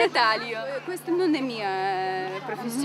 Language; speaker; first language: Italian; non-native, learner; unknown